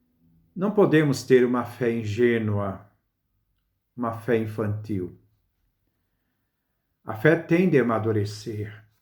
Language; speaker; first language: Portuguese; native; Portuguese